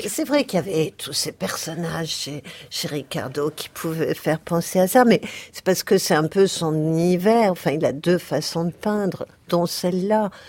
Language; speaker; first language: French; native; French